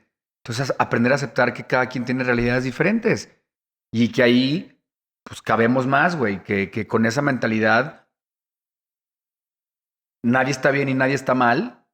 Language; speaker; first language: Spanish; native; Spanish